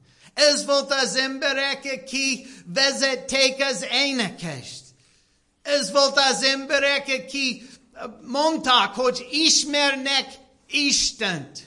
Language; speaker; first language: Hungarian; non-native, learner; English